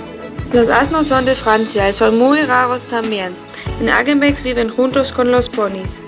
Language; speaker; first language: Spanish; non-native, learner; German